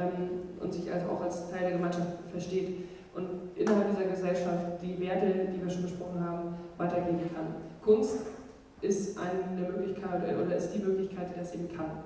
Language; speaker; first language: German; native; German